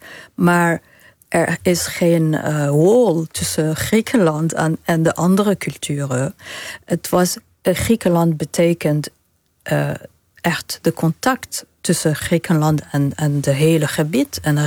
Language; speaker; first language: Dutch; non-native, fluent; Arabic